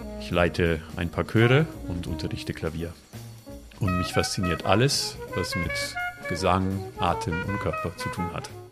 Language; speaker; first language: German; non-native, fluent; Italian